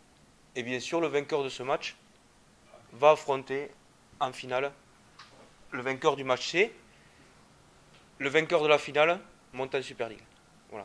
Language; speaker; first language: French; native; French